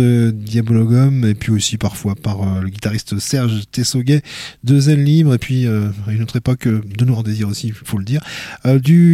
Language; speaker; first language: French; native; French